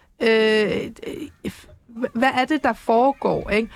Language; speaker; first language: Danish; native; Danish